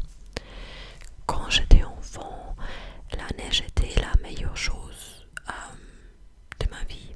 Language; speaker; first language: French; non-native, fluent; English